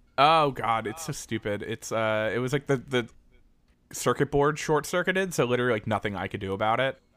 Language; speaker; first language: English; native; English